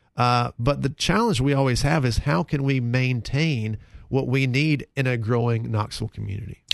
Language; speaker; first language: English; native; English